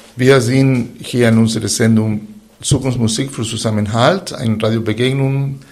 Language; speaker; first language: German; non-native, fluent; Spanish